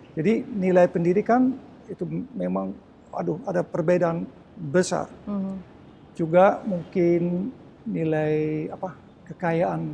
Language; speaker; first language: Indonesian; early bilingual, heritage; Dutch